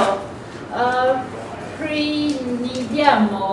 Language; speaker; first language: Italian; non-native, learner; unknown